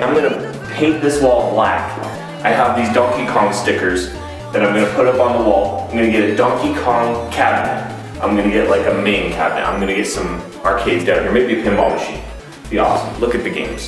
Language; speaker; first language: English; native; English